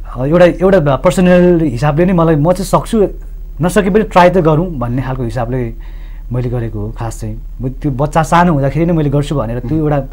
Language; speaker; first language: Nepali; non-native, local second language; Sherpa